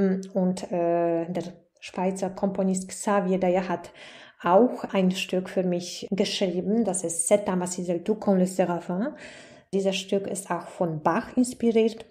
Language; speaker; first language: German; non-native, fluent; Polish